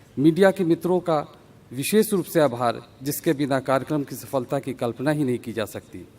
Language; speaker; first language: Hindi; native; Hindi